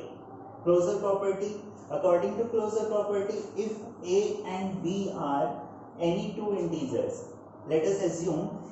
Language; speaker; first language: English; non-native, local second language; Hindi